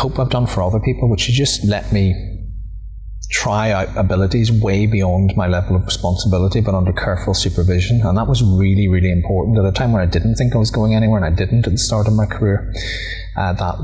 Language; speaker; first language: English; native; English